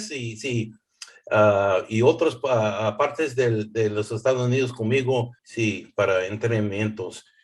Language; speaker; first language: Spanish; early bilingual, heritage; English